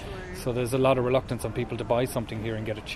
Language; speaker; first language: English; native; English